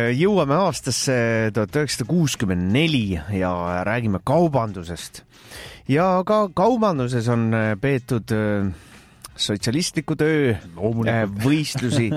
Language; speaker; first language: Estonian; native; Estonian